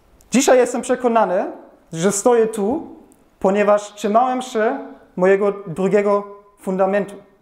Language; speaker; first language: Polish; non-native, fluent; German